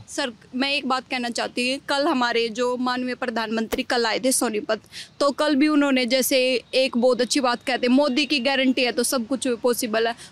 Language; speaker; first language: Hindi; native; Hindi